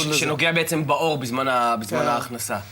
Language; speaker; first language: Hebrew; native; Hebrew